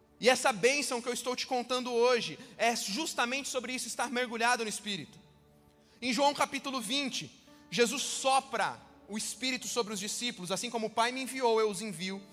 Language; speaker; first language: Portuguese; native; Portuguese